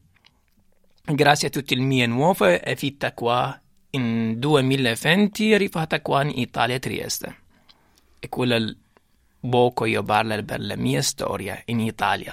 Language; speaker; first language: Italian; non-native, learner; Arabic